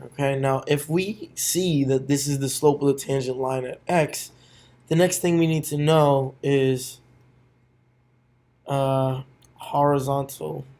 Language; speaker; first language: English; native; English